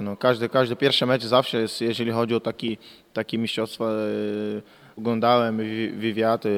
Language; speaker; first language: Polish; non-native, fluent; Portuguese